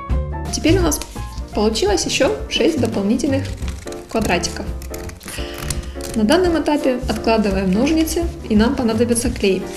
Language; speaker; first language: Russian; native; Russian